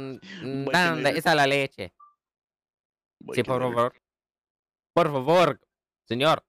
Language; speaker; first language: Spanish; non-native, learner; English